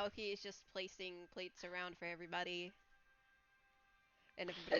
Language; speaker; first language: English; native; English